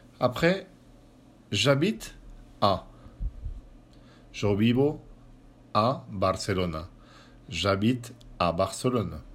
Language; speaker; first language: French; non-native, fluent; Spanish